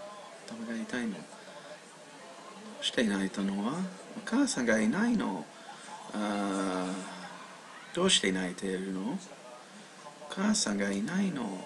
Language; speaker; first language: Japanese; non-native, learner; English